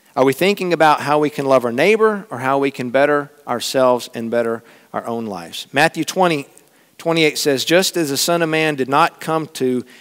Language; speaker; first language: English; native; English